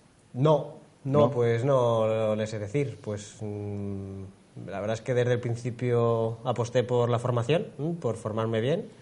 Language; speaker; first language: Spanish; native; Spanish